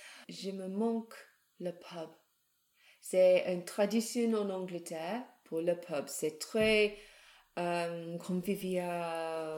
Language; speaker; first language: French; non-native, learner; English